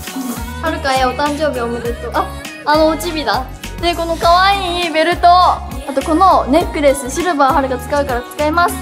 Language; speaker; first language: Japanese; native; Japanese